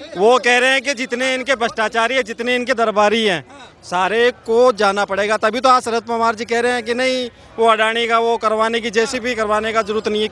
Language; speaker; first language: Hindi; native; Hindi